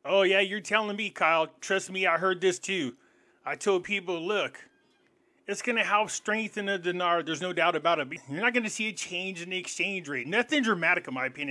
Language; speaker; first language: English; native; English